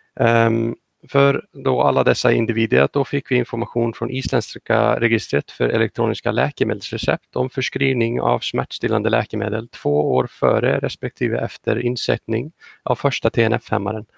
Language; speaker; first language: Swedish; non-native, fluent; Icelandic